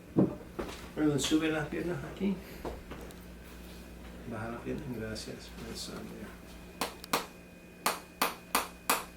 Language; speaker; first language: Spanish; early bilingual, heritage; English